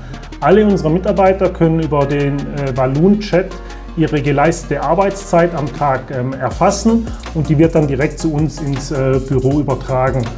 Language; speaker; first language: German; native; German